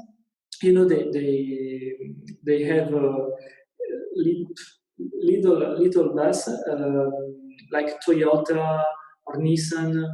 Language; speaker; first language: English; non-native, learner; Italian